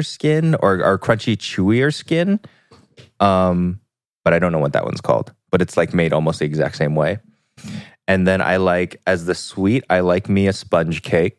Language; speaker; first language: English; native; English